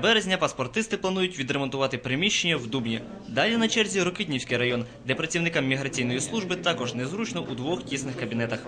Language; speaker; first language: Ukrainian; native; Ukrainian